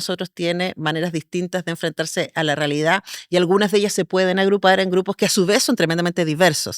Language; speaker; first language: Spanish; native; Spanish